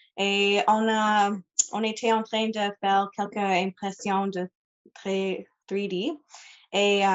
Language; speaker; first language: French; non-native, local second language; English